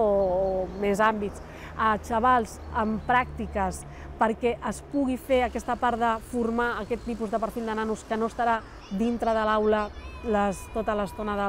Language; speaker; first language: Catalan; native; Catalan